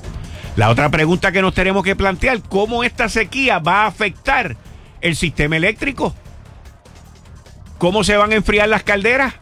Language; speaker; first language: Spanish; native; Spanish